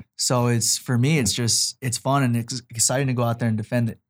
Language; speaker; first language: English; native; English